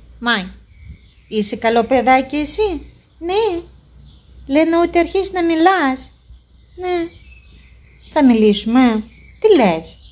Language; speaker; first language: Greek; non-native, fluent; Russian